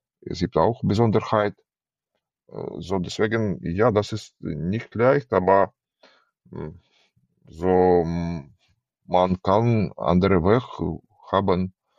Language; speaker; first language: German; non-native, learner; Ukrainian